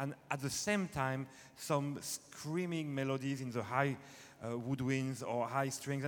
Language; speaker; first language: English; non-native, fluent; French